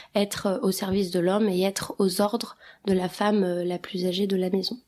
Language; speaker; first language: French; early bilingual, other home language; Albanian